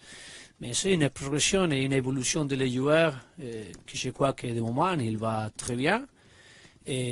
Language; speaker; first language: French; non-native, learner; Spanish